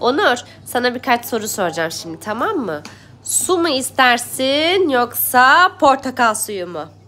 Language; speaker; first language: Turkish; native; Turkish